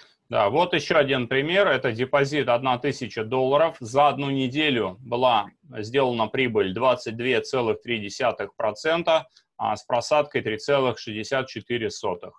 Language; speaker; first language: Russian; native; Russian